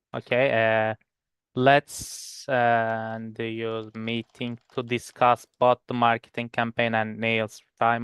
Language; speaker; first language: English; non-native, learner; Turkish